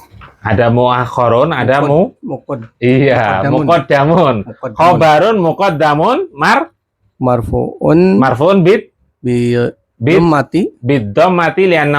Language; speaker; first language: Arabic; non-native, fluent; Indonesian